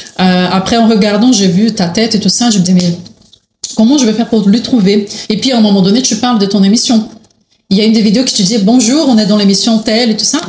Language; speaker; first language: French; non-native, fluent; Portuguese